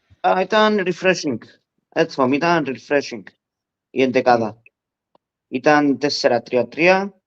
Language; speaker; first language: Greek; early bilingual, heritage; Greek